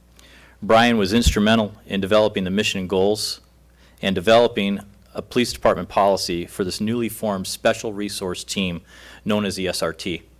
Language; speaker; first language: English; native; English